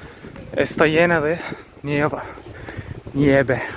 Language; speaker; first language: Spanish; non-native, learner; Turkish